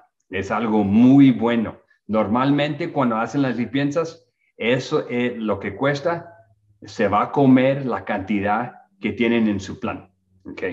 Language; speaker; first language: Spanish; early bilingual, other home language; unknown